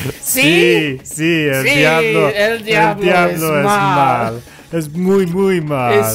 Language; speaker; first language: Spanish; non-native, learner; English